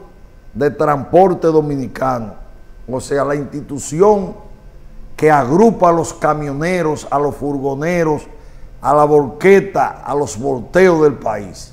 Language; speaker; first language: Spanish; native; Spanish